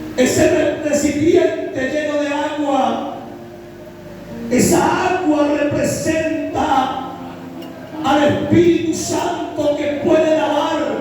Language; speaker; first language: Spanish; native; Spanish